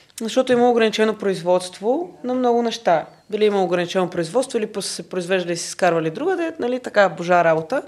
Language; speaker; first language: Bulgarian; native; Bulgarian